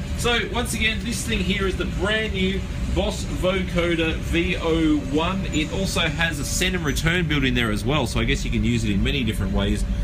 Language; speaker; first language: English; native; English